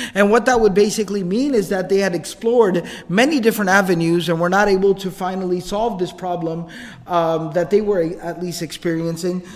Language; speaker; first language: English; native; English